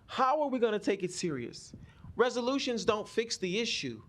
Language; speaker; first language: English; native; English